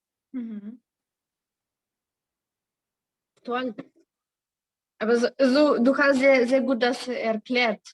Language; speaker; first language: German; non-native, learner; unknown